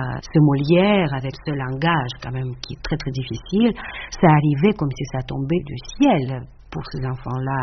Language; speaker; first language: French; non-native, fluent; Russian